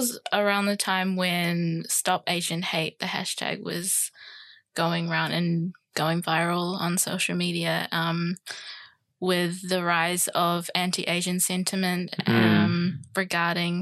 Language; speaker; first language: English; native; English